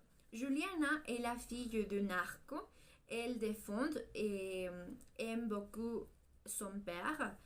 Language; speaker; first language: French; non-native, learner; Spanish